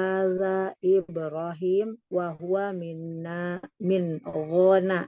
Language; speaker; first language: Arabic; non-native, learner; Indonesian